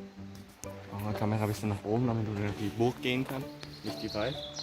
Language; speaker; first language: German; early bilingual, other home language; Vietnamese